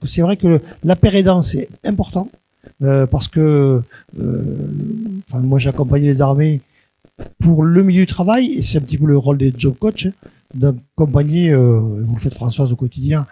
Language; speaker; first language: French; native; French